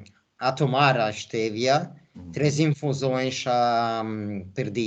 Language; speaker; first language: Portuguese; non-native, fluent; Spanish